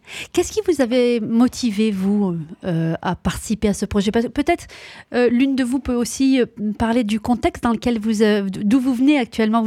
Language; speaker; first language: French; native; French